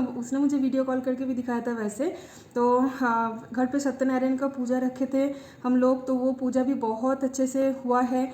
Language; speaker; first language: Hindi; non-native, local second language; Bangla